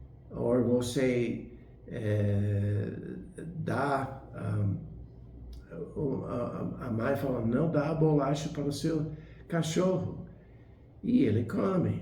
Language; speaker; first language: Portuguese; non-native, fluent; English